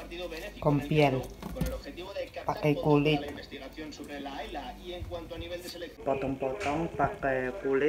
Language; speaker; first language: Indonesian; non-native, fluent; Spanish